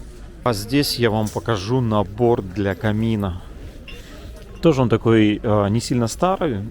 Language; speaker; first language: Russian; native; Russian